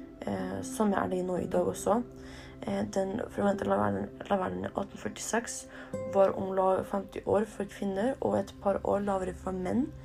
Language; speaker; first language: Norwegian; early bilingual, other home language; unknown